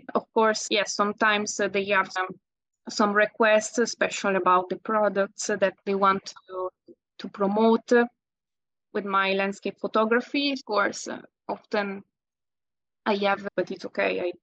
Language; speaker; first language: English; non-native, fluent; Italian